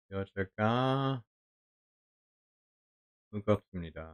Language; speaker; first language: Korean; non-native, learner; English